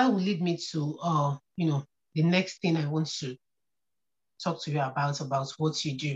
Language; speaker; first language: English; non-native, local second language; Yoruba